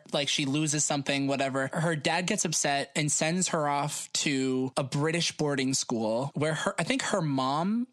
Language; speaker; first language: English; native; English